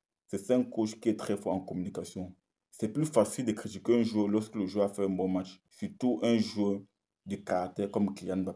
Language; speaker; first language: French; native; French